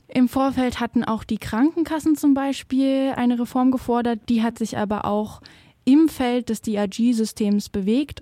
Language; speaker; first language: German; native; German